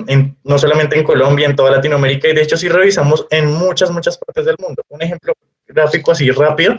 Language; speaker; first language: Spanish; native; Spanish